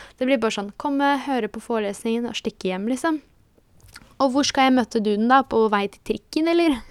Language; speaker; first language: Norwegian; early bilingual, other home language; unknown